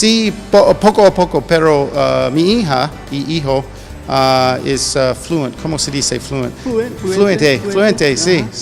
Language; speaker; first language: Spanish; non-native, learner; English